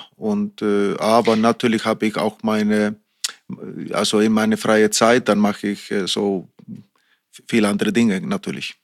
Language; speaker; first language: German; non-native, fluent; Icelandic